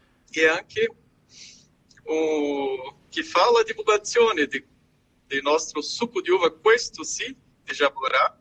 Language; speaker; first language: Italian; non-native, fluent; Portuguese